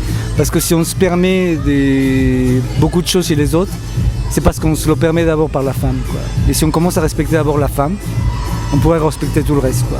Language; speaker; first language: French; non-native, fluent; Spanish